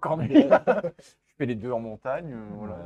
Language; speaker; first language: French; native; French